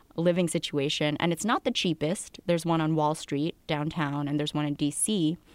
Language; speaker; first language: English; native; English